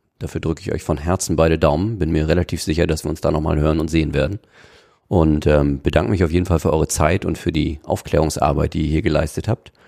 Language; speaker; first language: German; native; German